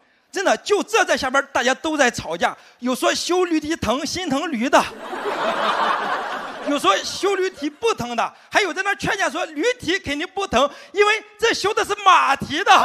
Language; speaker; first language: Chinese; native; Chinese